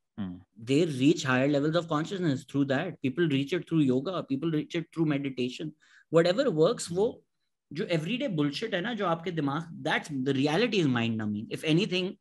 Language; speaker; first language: Urdu; native; Urdu